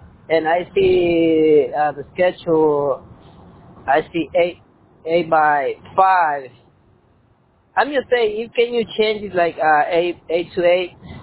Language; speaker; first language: English; non-native, learner; Spanish